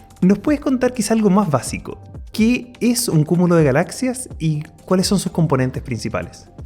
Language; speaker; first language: Spanish; native; Spanish